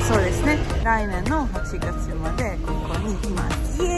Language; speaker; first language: Japanese; non-native, learner; Hungarian